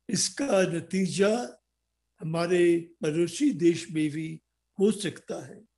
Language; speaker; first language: Hindi; non-native, local second language; Bangla